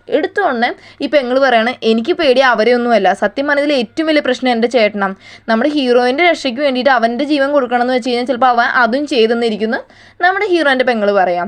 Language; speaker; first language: Malayalam; native; Malayalam